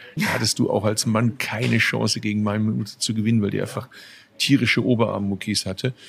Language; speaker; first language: German; early bilingual, other home language; Turkish